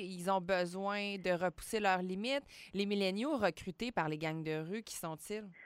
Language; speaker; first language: French; native; French